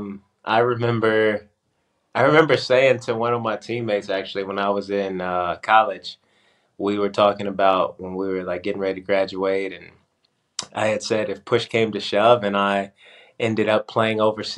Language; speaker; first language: English; native; English